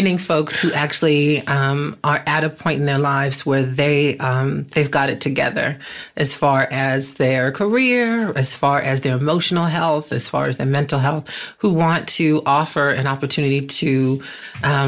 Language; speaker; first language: English; native; English